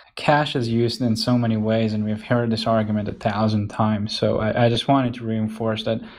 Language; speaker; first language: English; non-native, fluent; Hungarian